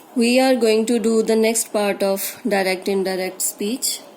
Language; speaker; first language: English; non-native, local second language; Punjabi